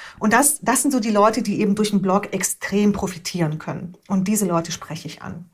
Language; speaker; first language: German; early bilingual, other home language; Hungarian